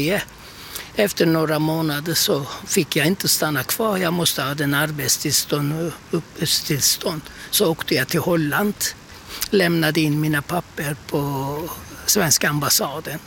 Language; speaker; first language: Swedish; non-native, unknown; Turkish